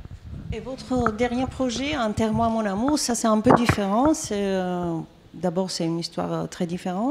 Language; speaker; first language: French; non-native, fluent; Greek